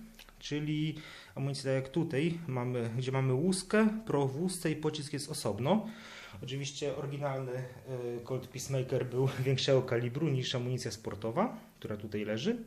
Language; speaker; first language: Polish; native; Polish